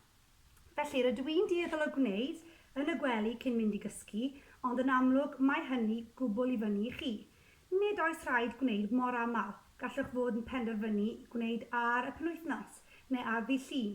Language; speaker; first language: Welsh; native; Welsh